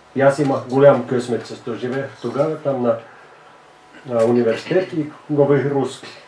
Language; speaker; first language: Bulgarian; non-native, fluent; Finnish